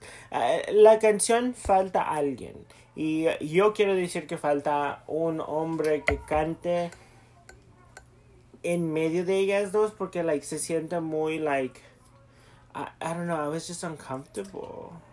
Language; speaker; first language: Spanish; early bilingual, heritage; Spanish